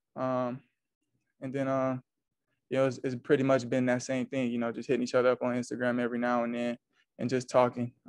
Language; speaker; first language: English; native; English